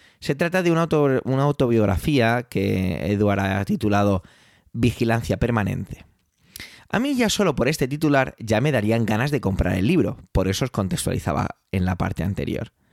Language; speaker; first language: Spanish; early bilingual, other home language; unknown